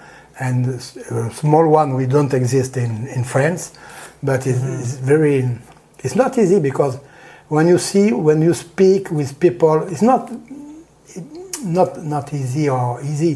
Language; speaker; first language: English; non-native, learner; French